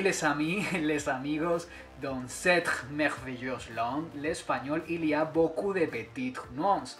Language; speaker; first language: French; non-native, fluent; Spanish